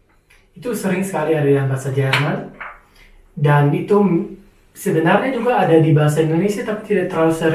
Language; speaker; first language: Indonesian; non-native, fluent; German